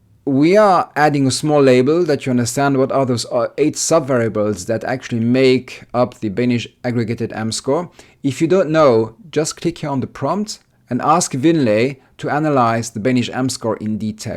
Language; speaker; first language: English; non-native, fluent; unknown